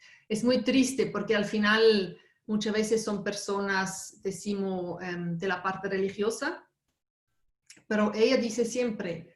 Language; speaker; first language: Spanish; non-native, fluent; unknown